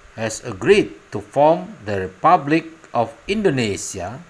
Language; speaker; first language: English; non-native, fluent; Indonesian